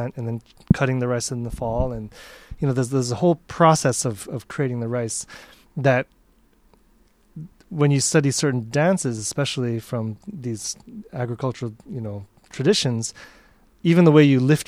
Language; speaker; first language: English; native; English